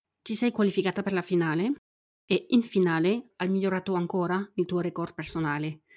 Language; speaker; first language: Italian; non-native, fluent; French